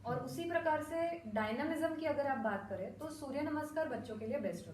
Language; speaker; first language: Hindi; non-native, local second language; Marathi